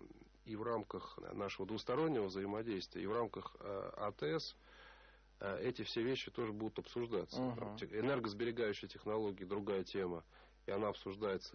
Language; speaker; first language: Russian; native; Russian